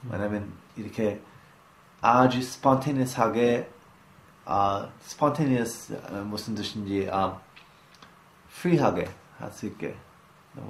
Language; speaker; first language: Korean; early bilingual, heritage; English